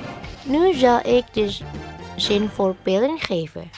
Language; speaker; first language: Dutch; non-native, learner; Indonesian